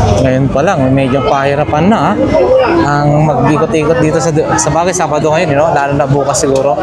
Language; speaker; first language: Filipino; native; Filipino